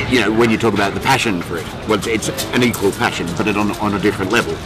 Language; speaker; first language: English; native; English